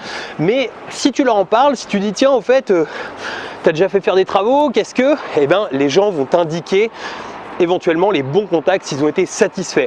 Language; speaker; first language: French; native; French